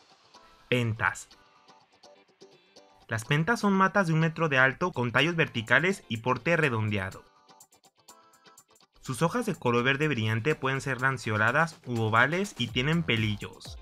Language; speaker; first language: Spanish; native; Spanish